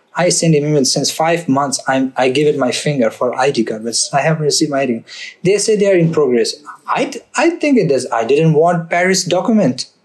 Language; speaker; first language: English; non-native, learner; Persian